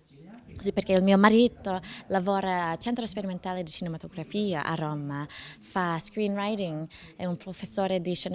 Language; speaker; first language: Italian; non-native, learner; English